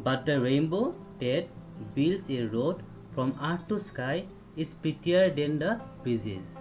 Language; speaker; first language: English; non-native, local second language; Assamese